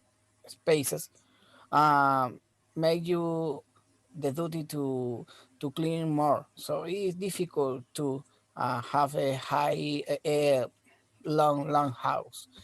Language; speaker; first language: English; non-native, learner; Spanish